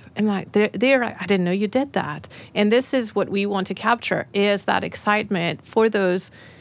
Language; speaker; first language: English; non-native, fluent; French